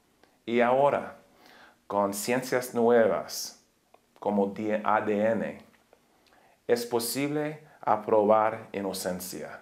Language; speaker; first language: Spanish; non-native, learner; English